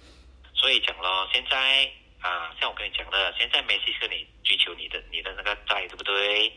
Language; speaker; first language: Chinese; native; Chinese